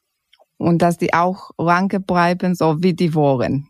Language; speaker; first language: German; non-native, fluent; Croatian